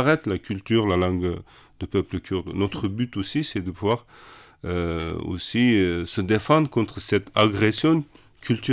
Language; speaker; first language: French; non-native, fluent; Kurdish